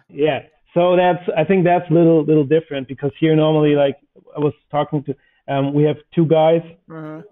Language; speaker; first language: English; non-native, fluent; German